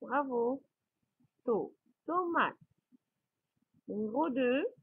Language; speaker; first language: French; non-native, fluent; Arabic